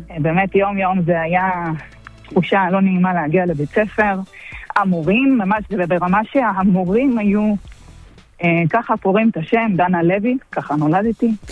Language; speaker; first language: Hebrew; early bilingual, other home language; Bulgarian